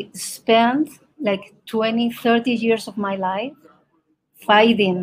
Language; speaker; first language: English; non-native, fluent; Spanish